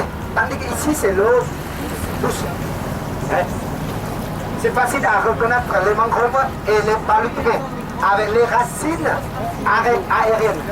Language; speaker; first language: French; non-native, learner; Vietnamese